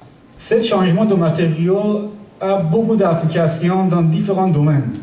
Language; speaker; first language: French; non-native, learner; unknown